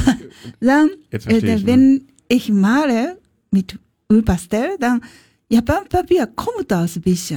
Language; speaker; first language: German; non-native, learner; Japanese